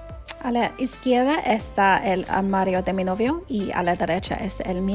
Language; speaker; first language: Spanish; non-native, learner; English